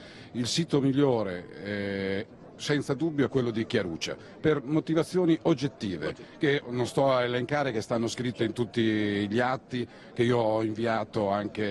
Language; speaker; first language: Italian; native; Italian